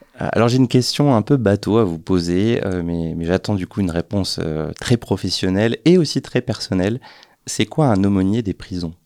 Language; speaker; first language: French; native; French